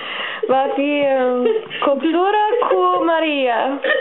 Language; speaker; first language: Romanian; non-native, learner; English